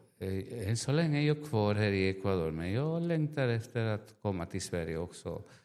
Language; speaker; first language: Swedish; non-native, fluent; Spanish